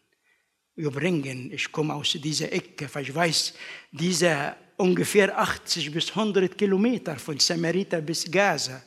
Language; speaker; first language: German; non-native, learner; Arabic